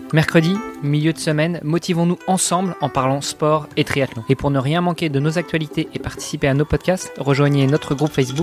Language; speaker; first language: French; native; French